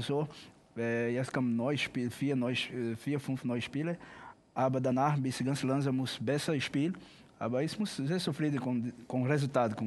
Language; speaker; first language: German; non-native, learner; Portuguese